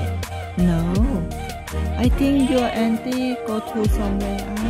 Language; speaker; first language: English; non-native, learner; Thai